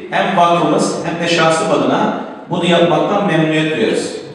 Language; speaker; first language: Turkish; native; Turkish